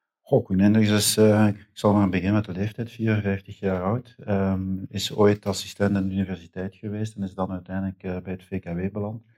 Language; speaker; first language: Dutch; native; Dutch